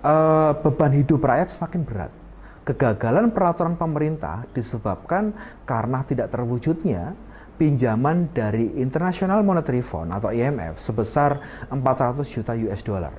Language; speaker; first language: Indonesian; native; Indonesian